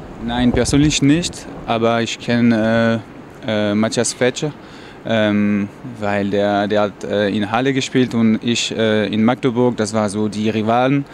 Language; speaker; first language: German; non-native, fluent; French